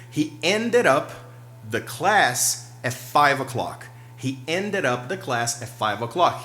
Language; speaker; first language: English; non-native, fluent; Portuguese